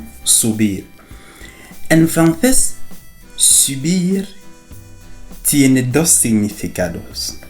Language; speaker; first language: Spanish; non-native, fluent; French